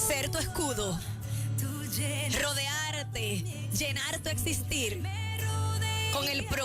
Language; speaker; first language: Spanish; native; Spanish